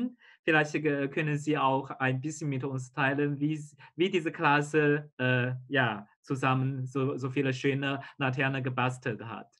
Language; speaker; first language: German; non-native, fluent; Chinese